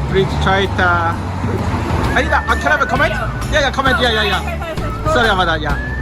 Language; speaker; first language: English; non-native, learner; Japanese